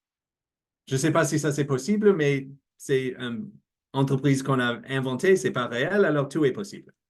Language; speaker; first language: French; non-native, learner; English